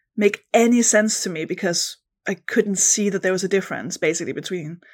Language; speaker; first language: English; non-native, fluent; Danish